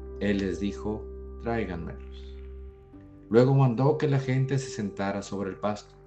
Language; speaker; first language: Spanish; native; Spanish